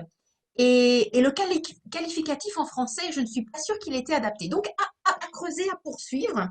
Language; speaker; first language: French; native; French